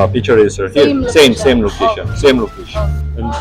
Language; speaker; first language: English; non-native, learner; Korean